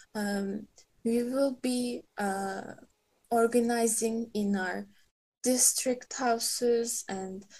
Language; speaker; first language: English; non-native, fluent; Turkish